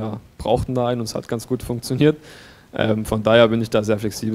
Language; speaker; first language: German; native; German